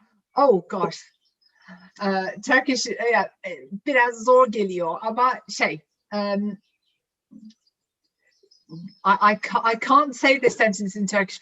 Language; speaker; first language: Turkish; non-native, learner; English